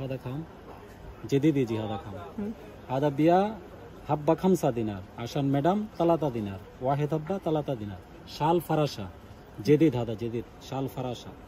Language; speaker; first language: Arabic; non-native, learner; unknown